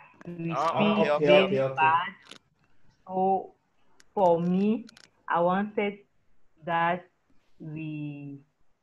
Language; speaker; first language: English; non-native, learner; French